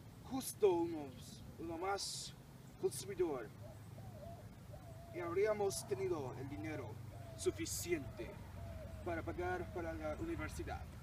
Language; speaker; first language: Spanish; non-native, learner; English